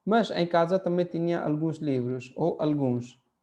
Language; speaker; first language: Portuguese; non-native, fluent; Hindi